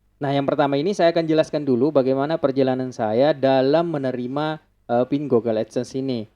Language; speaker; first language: Indonesian; non-native, local second language; Buginese